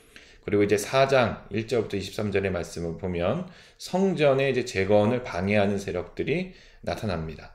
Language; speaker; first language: Korean; native; Korean